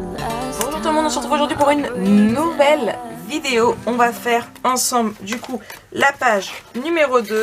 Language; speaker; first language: French; native; French